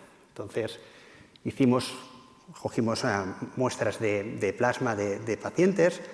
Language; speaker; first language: Spanish; native; Spanish